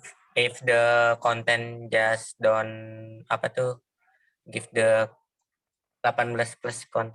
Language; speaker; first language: English; non-native, learner; Indonesian